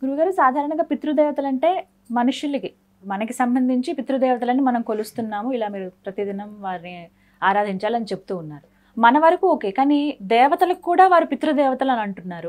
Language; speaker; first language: Telugu; native; Telugu